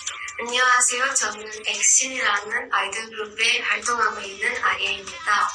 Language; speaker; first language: Korean; non-native, fluent; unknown